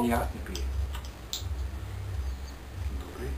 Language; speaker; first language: Bulgarian; non-native, learner; Finnish